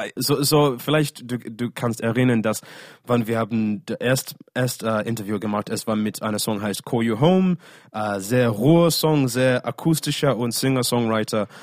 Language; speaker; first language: German; non-native, learner; English